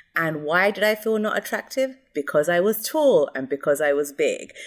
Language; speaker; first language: English; early bilingual, other home language; Hindi